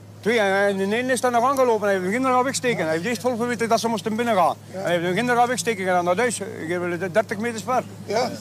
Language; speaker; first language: Dutch; native; Dutch